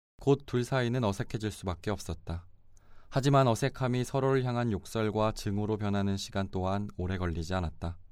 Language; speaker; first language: Korean; native; Korean